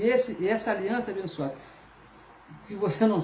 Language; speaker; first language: Portuguese; native; Portuguese